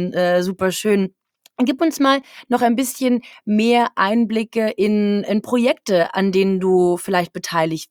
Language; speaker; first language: German; native; German